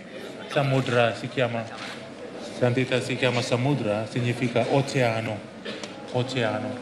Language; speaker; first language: Italian; non-native, learner; Indonesian